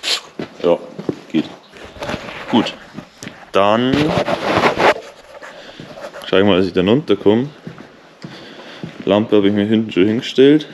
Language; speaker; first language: German; native; German